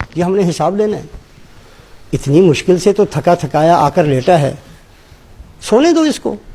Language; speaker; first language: Urdu; non-native, local second language; Punjabi